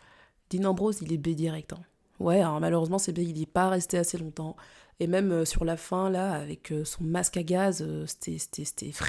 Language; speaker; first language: French; native; French